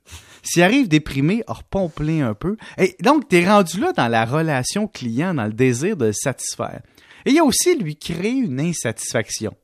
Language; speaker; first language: French; native; French